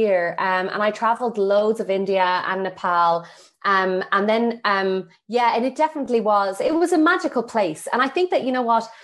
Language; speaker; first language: English; native; English